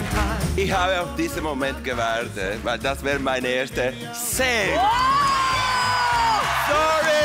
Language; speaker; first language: German; non-native, fluent; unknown